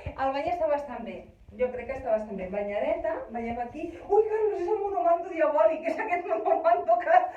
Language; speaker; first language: Catalan; non-native, local second language; Spanish